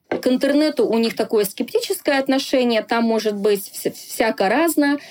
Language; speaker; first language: Russian; non-native, local second language; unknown